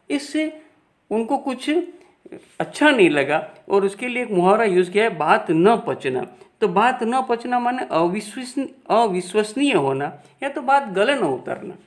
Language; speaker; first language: Hindi; non-native, local second language; Gujarati